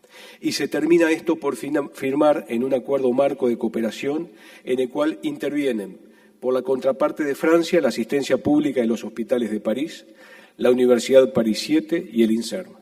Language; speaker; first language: Spanish; native; Spanish